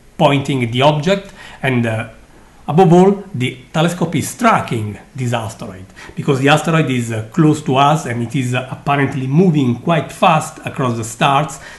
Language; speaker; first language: English; non-native, fluent; Italian